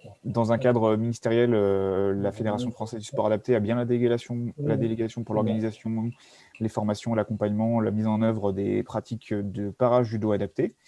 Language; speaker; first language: French; native; French